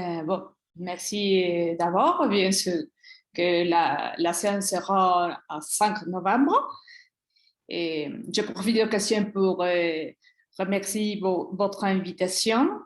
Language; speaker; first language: French; non-native, learner; Spanish